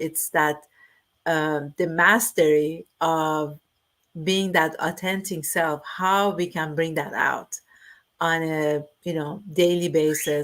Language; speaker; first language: English; non-native, fluent; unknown